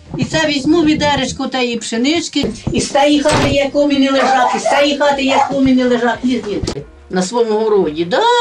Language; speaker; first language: Ukrainian; native; Ukrainian